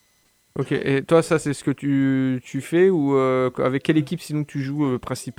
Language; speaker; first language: French; native; French